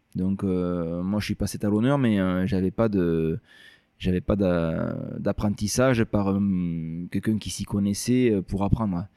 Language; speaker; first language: French; native; French